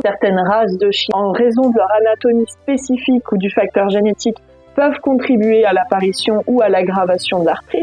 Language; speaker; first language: French; native; French